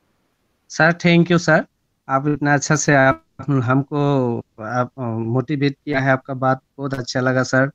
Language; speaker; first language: Hindi; non-native, local second language; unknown